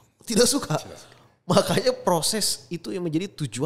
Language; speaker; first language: Indonesian; native; Indonesian